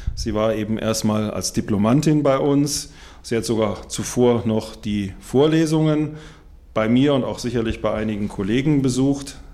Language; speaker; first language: German; native; German